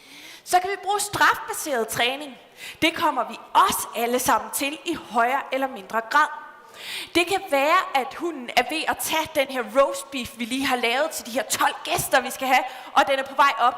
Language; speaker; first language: Danish; native; Danish